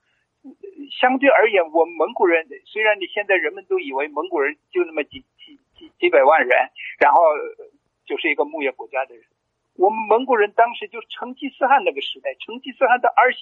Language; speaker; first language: Chinese; non-native, local second language; Mongolian